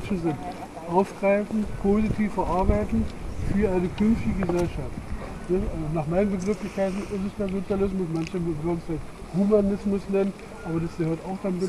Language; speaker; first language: German; native; German